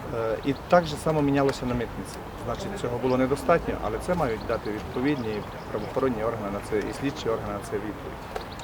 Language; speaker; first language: Ukrainian; native; Ukrainian